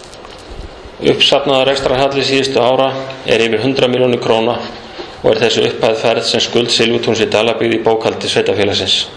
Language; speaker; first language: Icelandic; native; Icelandic